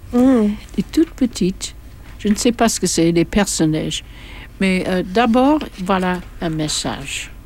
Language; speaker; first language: French; non-native, fluent; English